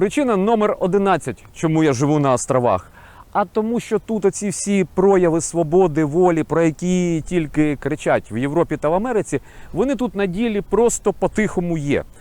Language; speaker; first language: Ukrainian; native; Ukrainian